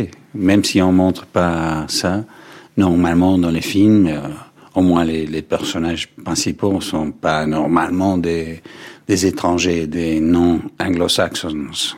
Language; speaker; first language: French; non-native, fluent; Danish